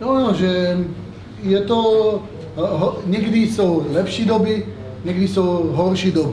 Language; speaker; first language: Czech; non-native, fluent; Hebrew